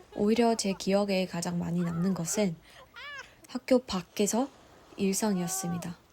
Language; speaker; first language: Korean; non-native, fluent; Vietnamese